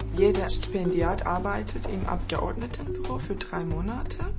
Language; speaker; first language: German; non-native, fluent; Turkish